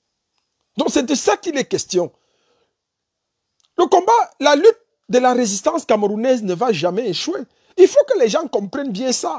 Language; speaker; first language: French; native; French